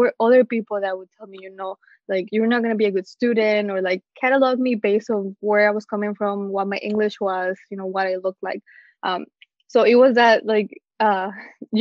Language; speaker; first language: English; early bilingual, other home language; Spanish